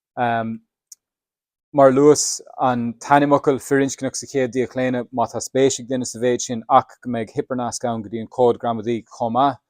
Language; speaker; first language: Irish; native; Irish